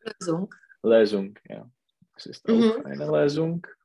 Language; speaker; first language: German; non-native, learner; Czech